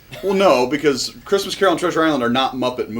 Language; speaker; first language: English; native; English